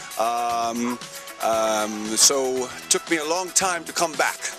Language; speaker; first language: English; native; English